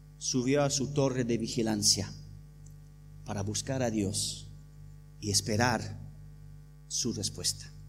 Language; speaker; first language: Spanish; non-native, fluent; English